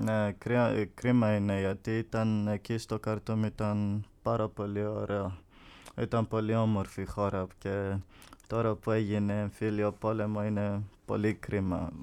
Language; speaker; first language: Greek; early bilingual, heritage; Greek